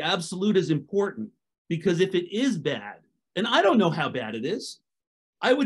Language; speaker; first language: English; native; English